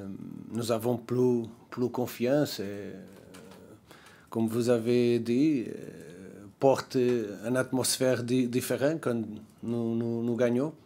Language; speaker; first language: French; non-native, learner; Portuguese